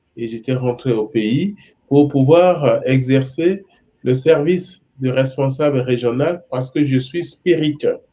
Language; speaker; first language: French; non-native, local second language; Sango